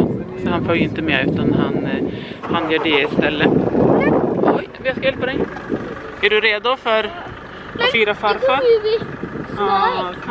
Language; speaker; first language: Swedish; native; Swedish